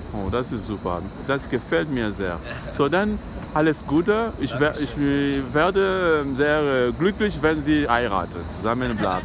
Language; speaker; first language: German; non-native, learner; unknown